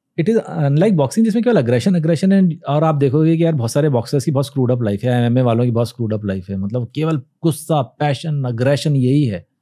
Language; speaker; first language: Hindi; native; Hindi